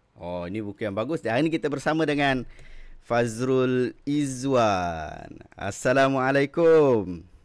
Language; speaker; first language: Malay; native; Malay